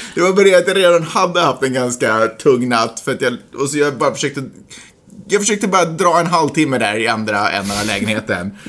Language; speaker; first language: Swedish; native; Swedish